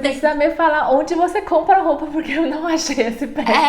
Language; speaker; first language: Portuguese; non-native, learner; Chinese